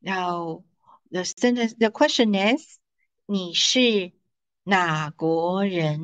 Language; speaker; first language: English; non-native, fluent; Chinese